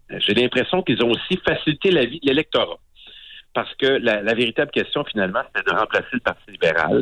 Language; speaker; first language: French; native; French